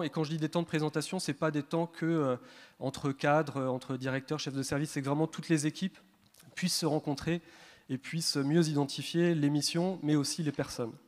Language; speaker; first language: French; native; French